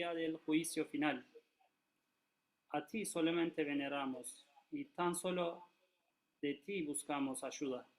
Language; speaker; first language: Spanish; non-native, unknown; Turkish